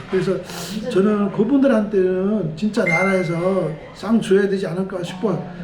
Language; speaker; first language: Korean; non-native, fluent; Nepali